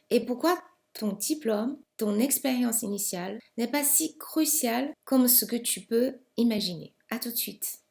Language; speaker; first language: French; non-native, fluent; Chinese